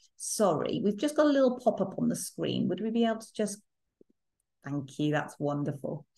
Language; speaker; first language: English; native; English